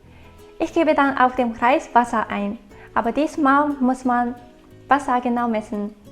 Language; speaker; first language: German; non-native, fluent; Japanese